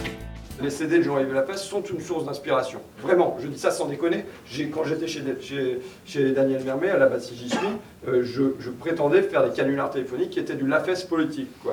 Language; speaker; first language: French; native; French